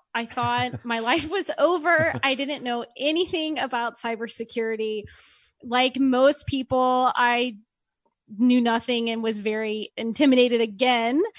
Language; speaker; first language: English; native; English